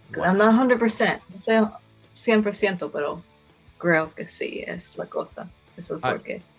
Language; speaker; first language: Spanish; early bilingual, heritage; Spanish